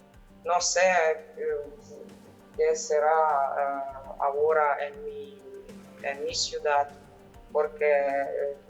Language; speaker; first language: Spanish; non-native, fluent; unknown